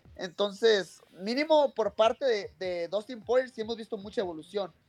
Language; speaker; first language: Spanish; native; Spanish